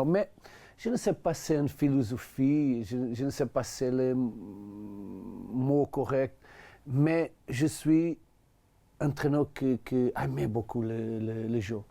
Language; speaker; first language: French; non-native, learner; Portuguese